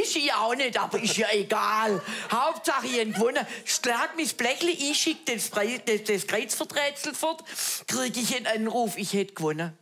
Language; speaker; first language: German; native; German